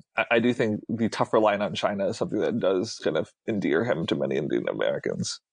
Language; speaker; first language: English; early bilingual, other home language; Hindi